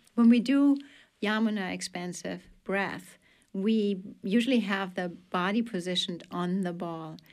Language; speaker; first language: English; non-native, fluent; German